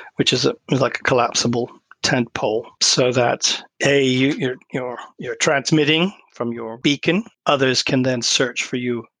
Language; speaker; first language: English; native; English